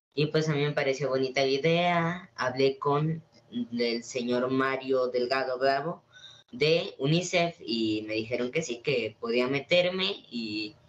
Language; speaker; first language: Spanish; native; Spanish